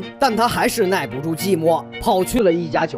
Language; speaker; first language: Chinese; native; Chinese